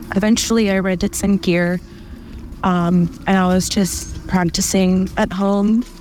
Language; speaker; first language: English; non-native, fluent; Spanish